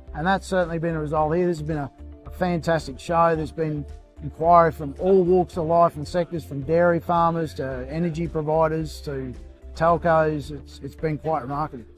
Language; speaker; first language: English; native; English